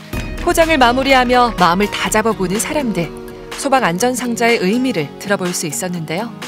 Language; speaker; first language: Korean; native; Korean